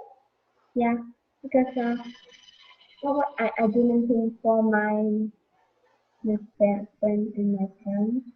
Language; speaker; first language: English; non-native, learner; Vietnamese